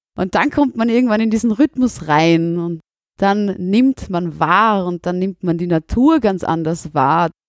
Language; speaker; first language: German; native; German